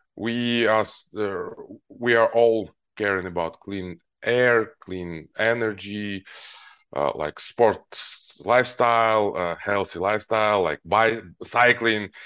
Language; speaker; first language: English; non-native, fluent; Russian